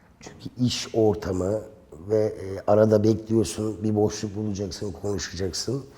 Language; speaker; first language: Turkish; native; Turkish